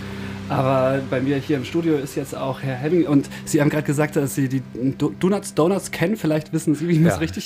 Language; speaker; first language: German; native; German